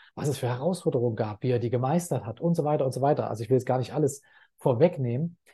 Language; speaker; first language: German; native; German